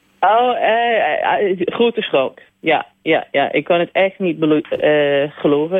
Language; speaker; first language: Dutch; non-native, learner; English